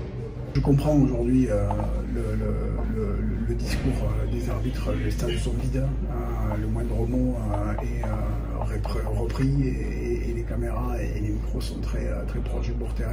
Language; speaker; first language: French; native; French